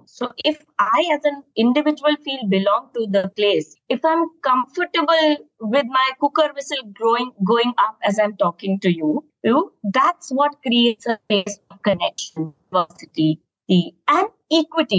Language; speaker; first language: English; non-native, local second language; Hindi